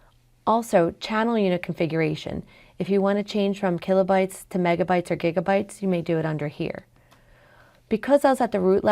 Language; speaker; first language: English; native; English